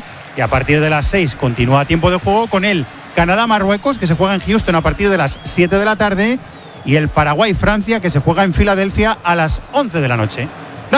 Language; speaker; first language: Spanish; native; Spanish